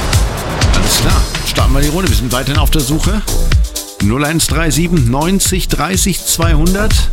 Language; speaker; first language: German; native; German